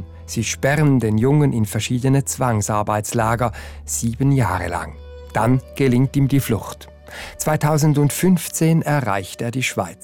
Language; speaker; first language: German; native; German